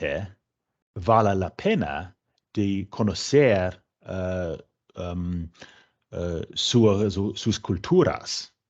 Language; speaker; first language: Spanish; non-native, fluent; English